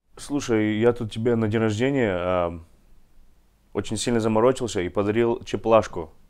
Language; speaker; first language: Russian; non-native, fluent; English